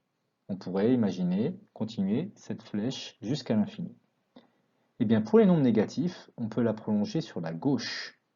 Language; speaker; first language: French; native; French